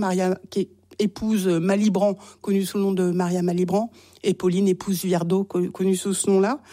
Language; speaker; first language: French; native; French